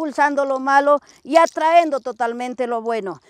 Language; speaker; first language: Spanish; native; Spanish